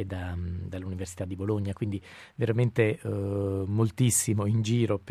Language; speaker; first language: Italian; native; Italian